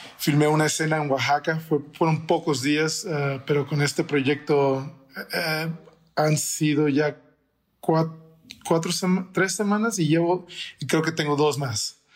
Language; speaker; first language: Spanish; early bilingual, heritage; Spanish